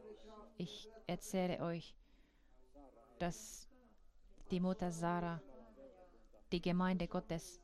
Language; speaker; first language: German; non-native, fluent; Finnish